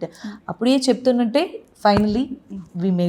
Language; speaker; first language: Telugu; non-native, learner; Malayalam